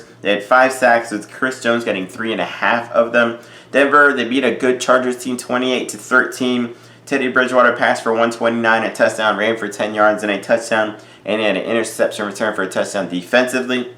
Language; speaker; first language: English; native; English